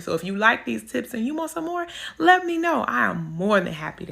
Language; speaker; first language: English; native; English